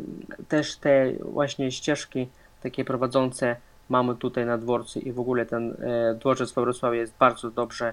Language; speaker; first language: Polish; non-native, fluent; Russian